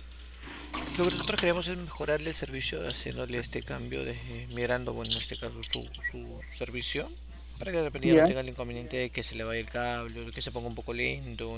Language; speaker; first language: Spanish; native; Spanish